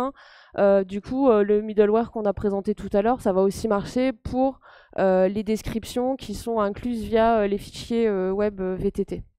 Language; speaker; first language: French; native; French